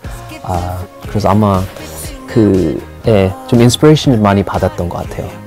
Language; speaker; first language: Korean; non-native, fluent; English